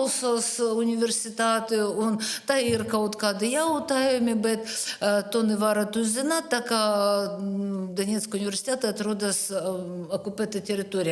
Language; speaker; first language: Latvian; non-native, learner; Russian